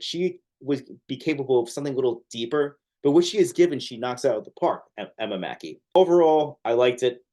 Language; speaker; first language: English; native; English